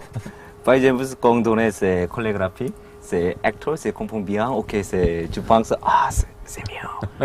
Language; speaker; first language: French; non-native, learner; Korean